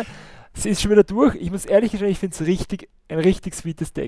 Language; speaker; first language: German; native; German